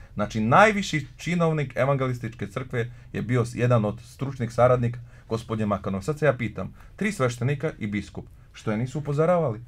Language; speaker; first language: Croatian; non-native, local second language; Slovak